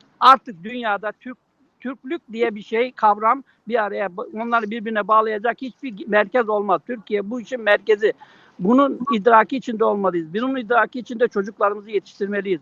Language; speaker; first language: Turkish; native; Turkish